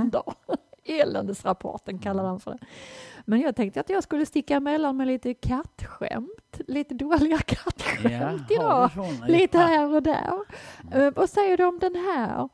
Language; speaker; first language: Swedish; native; Swedish